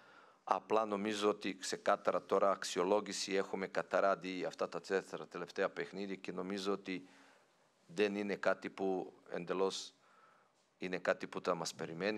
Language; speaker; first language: Greek; non-native, fluent; Serbian